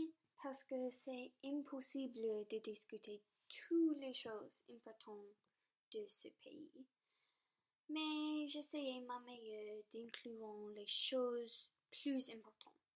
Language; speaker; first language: French; non-native, local second language; English